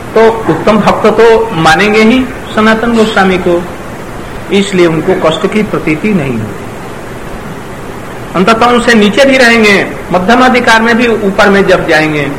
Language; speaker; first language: Hindi; non-native, local second language; Bangla